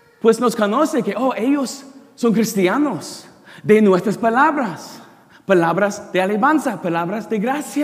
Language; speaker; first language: Spanish; non-native, learner; English